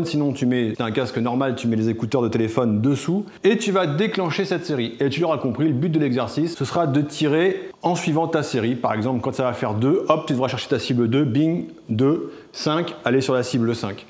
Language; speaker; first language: French; native; French